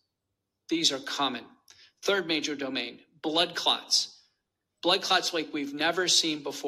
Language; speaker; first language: English; native; English